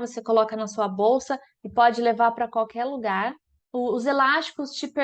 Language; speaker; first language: Portuguese; native; Portuguese